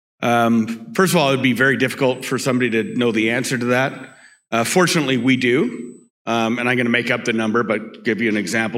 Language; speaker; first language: English; native; English